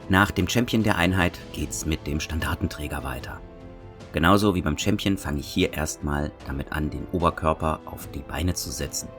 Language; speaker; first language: German; native; German